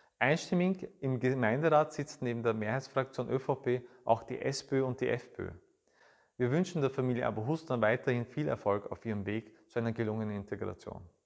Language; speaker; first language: German; early bilingual, other home language; Turkish